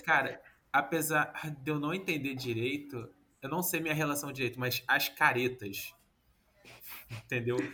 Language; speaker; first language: Portuguese; native; Portuguese